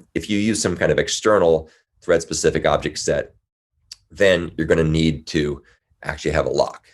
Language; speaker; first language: English; native; English